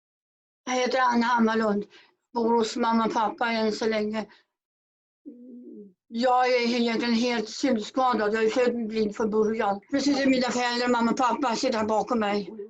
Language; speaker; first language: Swedish; native; Swedish